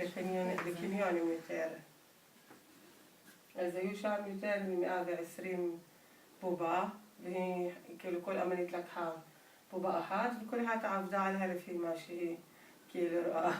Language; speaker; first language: Hebrew; non-native, local second language; Arabic